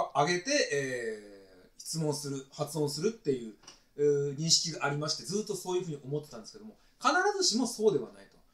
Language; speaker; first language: Japanese; native; Japanese